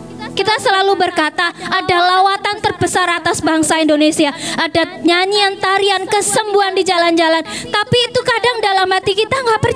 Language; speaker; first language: Indonesian; native; Indonesian